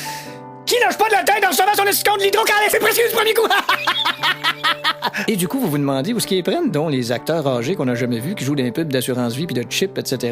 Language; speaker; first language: French; native; French